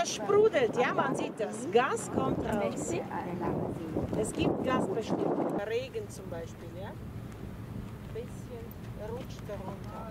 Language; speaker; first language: German; non-native, learner; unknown